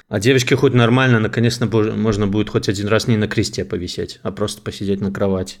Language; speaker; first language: Russian; native; Russian